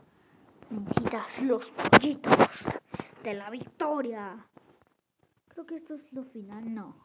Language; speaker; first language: Spanish; early bilingual, other home language; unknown